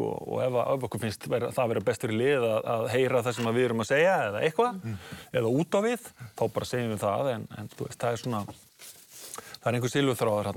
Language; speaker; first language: Icelandic; native; Icelandic